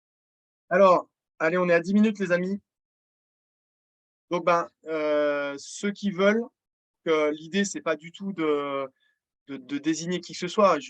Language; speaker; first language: French; native; French